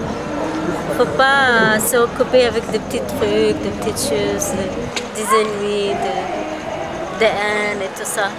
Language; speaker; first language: French; non-native, fluent; Arabic